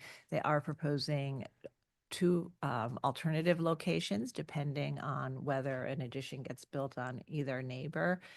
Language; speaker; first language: English; native; English